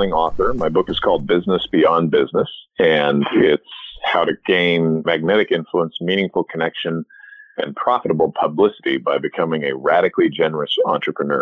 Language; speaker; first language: English; native; English